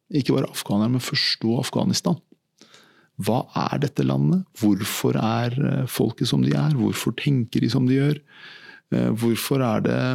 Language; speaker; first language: Norwegian; early bilingual, other home language; Persian